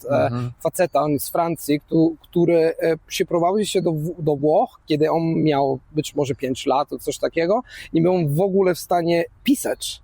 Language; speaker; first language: Polish; non-native, fluent; Italian